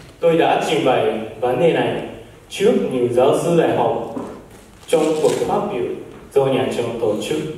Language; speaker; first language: Vietnamese; non-native, learner; Japanese